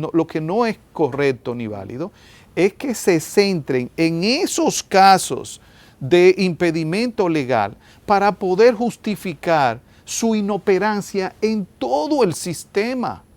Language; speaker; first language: Spanish; native; Spanish